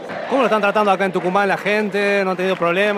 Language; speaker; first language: Portuguese; non-native, learner; Spanish